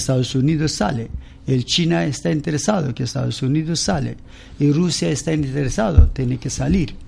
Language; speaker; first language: Spanish; non-native, learner; Persian